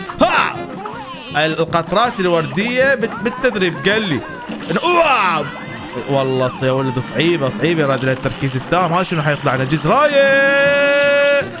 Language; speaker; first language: Arabic; native; Arabic